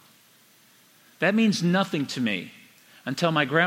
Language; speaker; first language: English; native; English